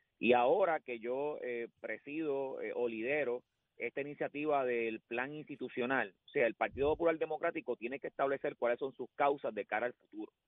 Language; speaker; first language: Spanish; native; Spanish